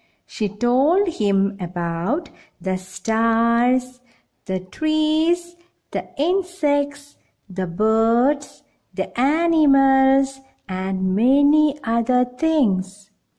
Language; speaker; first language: English; non-native, local second language; Malayalam